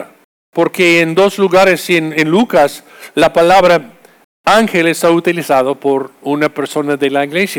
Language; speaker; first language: Spanish; non-native, fluent; English